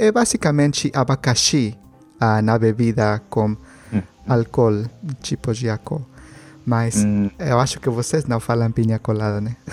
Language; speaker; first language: Portuguese; non-native, learner; Spanish